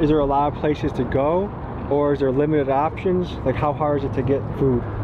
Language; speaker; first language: English; native; English